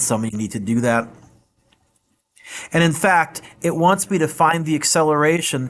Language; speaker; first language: English; native; English